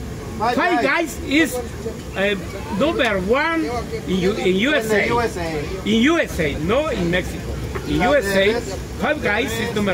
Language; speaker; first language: English; non-native, learner; Spanish